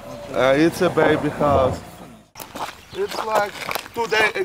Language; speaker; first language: English; non-native, learner; Ukrainian